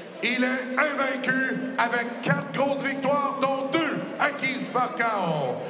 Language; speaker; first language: French; native; French